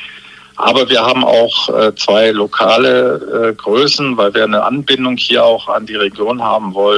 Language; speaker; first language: German; native; German